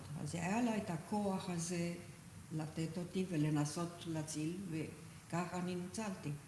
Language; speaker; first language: Hebrew; non-native, fluent; Romanian